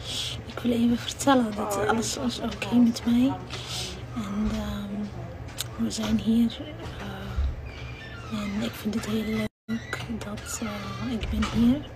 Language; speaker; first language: Dutch; non-native, learner; Somali